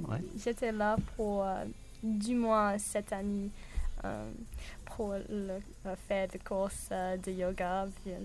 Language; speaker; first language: French; non-native, learner; English